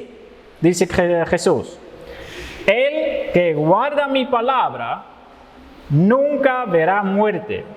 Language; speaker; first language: Spanish; non-native, fluent; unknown